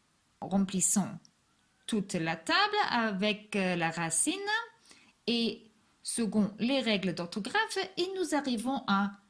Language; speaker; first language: French; non-native, fluent; Hebrew